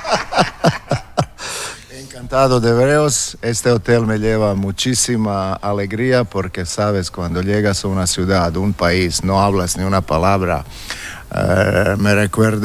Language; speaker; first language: Spanish; non-native, fluent; Croatian